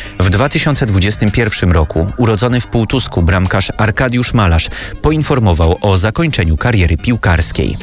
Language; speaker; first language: Polish; native; Polish